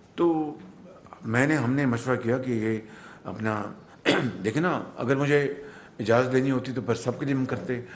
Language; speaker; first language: Urdu; non-native, local second language; Punjabi